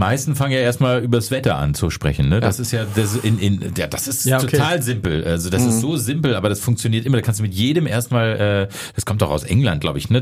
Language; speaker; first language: German; native; German